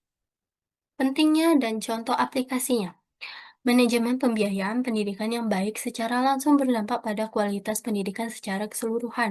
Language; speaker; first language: Indonesian; native; Indonesian